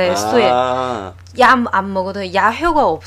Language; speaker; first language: Korean; non-native, learner; Chinese